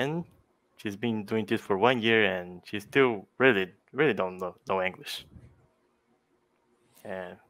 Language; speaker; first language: English; non-native, fluent; Portuguese